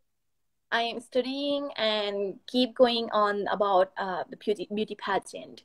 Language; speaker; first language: English; non-native, learner; Thai